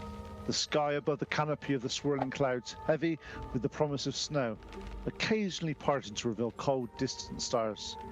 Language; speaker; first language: English; native; English